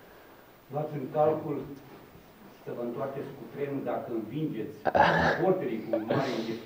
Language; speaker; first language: Romanian; native; Romanian